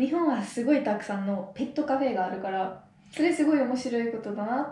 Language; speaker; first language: Japanese; non-native, fluent; Italian